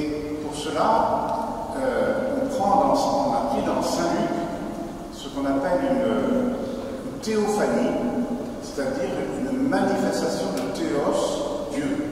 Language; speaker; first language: French; native; French